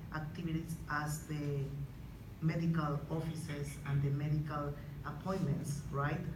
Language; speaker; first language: English; non-native, fluent; Spanish